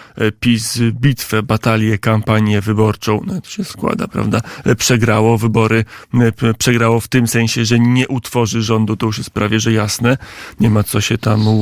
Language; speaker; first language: Polish; native; Polish